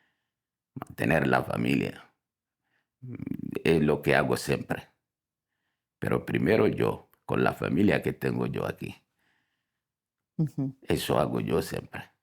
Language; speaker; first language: Spanish; non-native, fluent; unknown